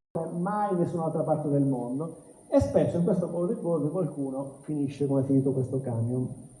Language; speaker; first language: Italian; native; Italian